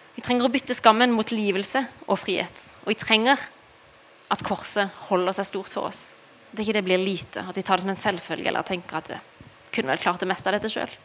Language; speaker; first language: Norwegian; early bilingual, heritage; Norwegian